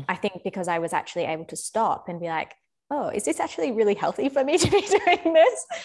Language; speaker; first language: English; native; English